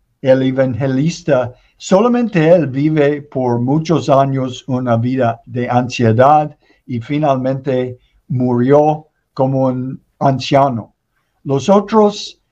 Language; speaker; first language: Spanish; non-native, learner; English